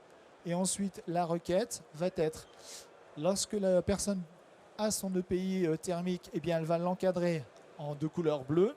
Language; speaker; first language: French; native; French